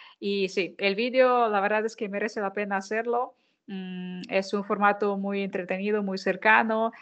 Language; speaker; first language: Spanish; non-native, fluent; Ukrainian